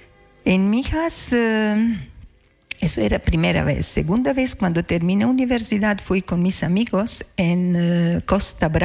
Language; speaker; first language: Spanish; non-native, learner; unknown